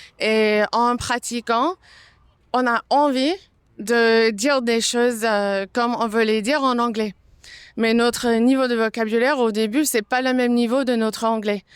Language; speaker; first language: French; non-native, fluent; English